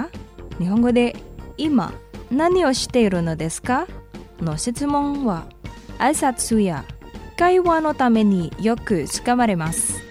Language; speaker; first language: Japanese; non-native, fluent; Indonesian